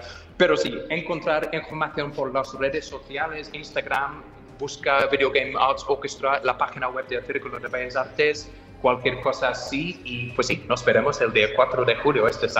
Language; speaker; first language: Spanish; non-native, fluent; English